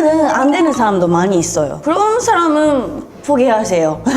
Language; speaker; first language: Korean; non-native, learner; Japanese